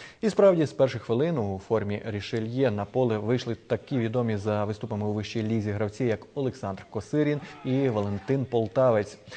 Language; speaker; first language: Ukrainian; native; Ukrainian